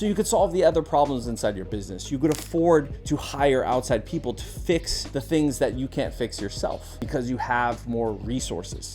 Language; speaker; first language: English; native; English